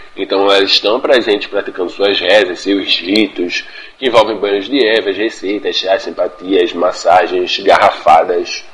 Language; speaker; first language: Portuguese; native; Portuguese